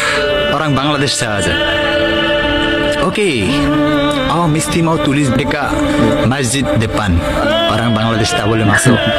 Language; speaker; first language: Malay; non-native, learner; Bangla